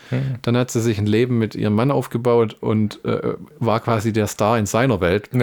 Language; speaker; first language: German; native; German